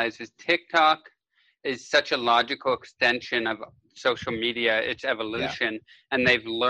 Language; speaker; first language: English; native; English